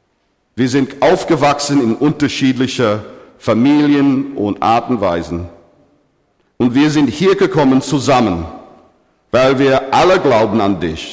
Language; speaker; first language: German; non-native, fluent; English